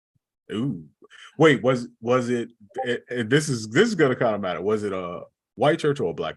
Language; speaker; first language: English; native; English